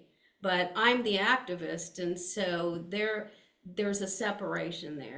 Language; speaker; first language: English; native; English